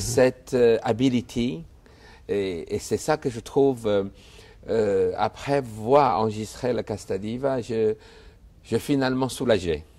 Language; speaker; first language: French; non-native, fluent; Chinese